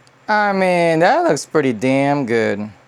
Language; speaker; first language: English; native; English